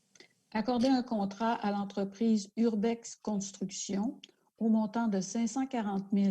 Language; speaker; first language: French; native; French